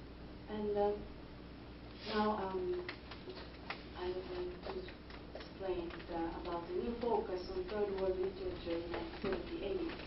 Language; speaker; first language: English; non-native, fluent; Japanese